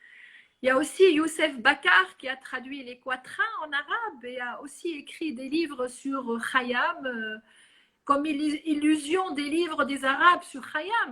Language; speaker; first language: French; non-native, local second language; Arabic